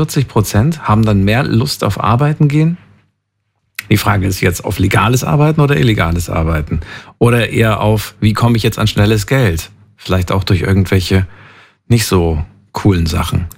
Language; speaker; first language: German; native; German